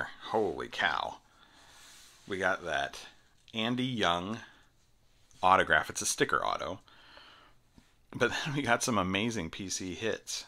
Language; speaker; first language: English; native; English